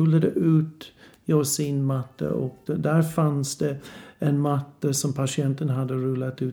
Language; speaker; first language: Swedish; non-native, fluent; English